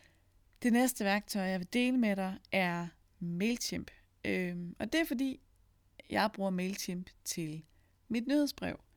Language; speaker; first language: Danish; native; Danish